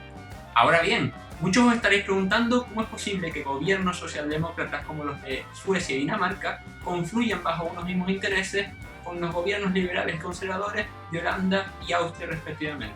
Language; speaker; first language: Spanish; native; Spanish